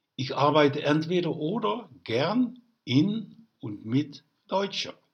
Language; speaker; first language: German; non-native, learner; Dutch